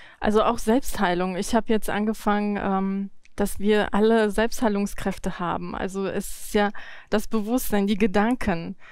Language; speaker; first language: German; early bilingual, other home language; Russian